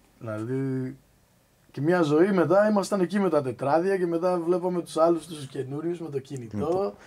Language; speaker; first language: Greek; early bilingual, other home language; English